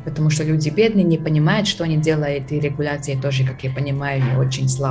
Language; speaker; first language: Russian; non-native, fluent; Latvian